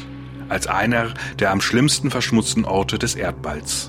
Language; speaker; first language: German; native; German